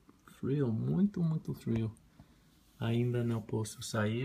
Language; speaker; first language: Portuguese; non-native, learner; Spanish